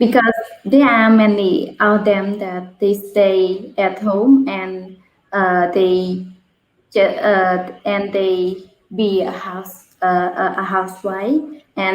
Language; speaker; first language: English; non-native, learner; Khmer